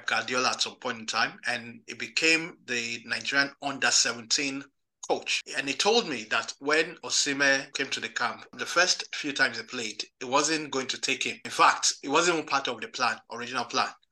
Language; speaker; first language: English; non-native, local second language; Yoruba